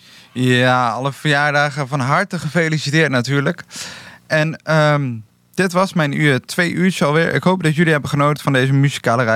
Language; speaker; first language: Dutch; native; Dutch